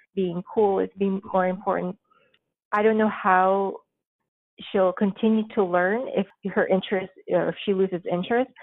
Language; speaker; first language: English; early bilingual, other home language; Filipino